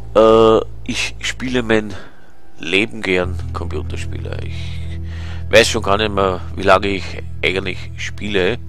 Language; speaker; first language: German; native; German